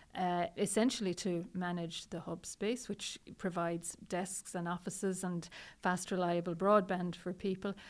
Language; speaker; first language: English; native; English